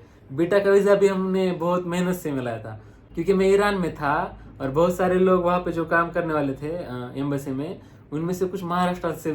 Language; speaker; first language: Hindi; non-native, local second language; Marathi